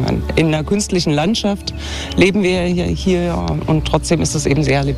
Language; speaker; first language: German; native; German